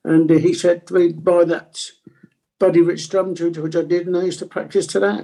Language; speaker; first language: English; non-native, local second language; Italian